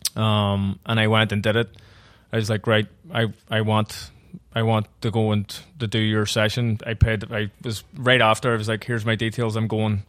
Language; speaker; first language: English; native; English